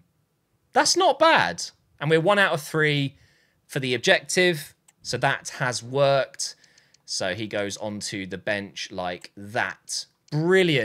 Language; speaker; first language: English; native; English